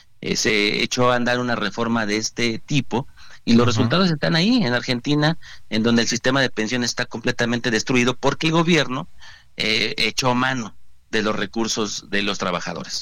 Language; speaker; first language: Spanish; native; Spanish